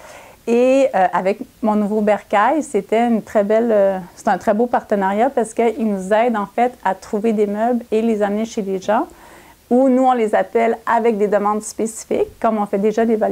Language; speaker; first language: French; native; French